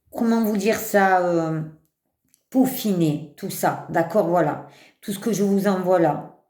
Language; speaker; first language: French; native; French